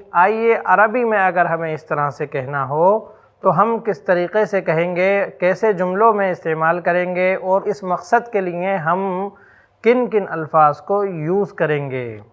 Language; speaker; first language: Urdu; native; Urdu